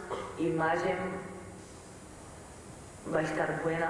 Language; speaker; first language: Portuguese; non-native, learner; French